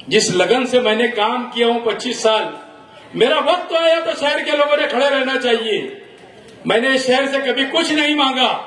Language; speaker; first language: Hindi; non-native, local second language; Urdu